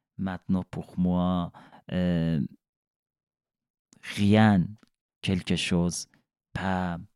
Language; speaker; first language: French; non-native, learner; Persian